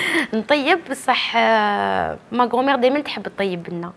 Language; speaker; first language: Arabic; native; Arabic